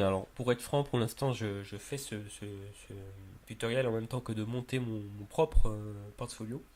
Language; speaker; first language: French; native; French